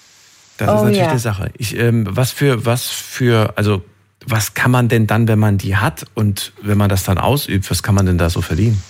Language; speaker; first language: German; native; German